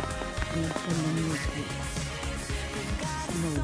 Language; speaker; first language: Japanese; non-native, learner; Filipino